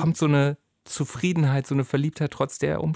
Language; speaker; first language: German; native; German